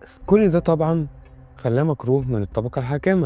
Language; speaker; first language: Arabic; native; Arabic